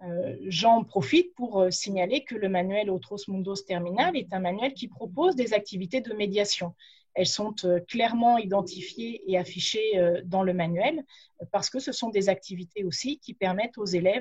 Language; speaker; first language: French; native; French